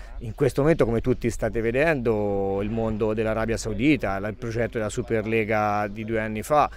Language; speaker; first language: Italian; native; Italian